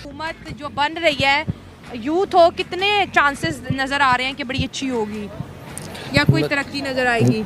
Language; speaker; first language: Urdu; non-native, local second language; Punjabi